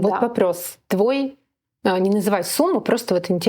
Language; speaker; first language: Russian; native; Russian